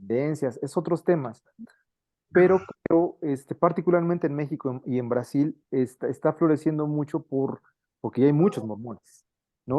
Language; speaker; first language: Spanish; native; Spanish